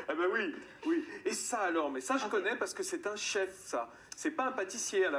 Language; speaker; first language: French; native; French